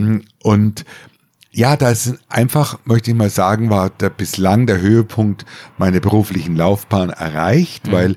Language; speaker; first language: German; native; German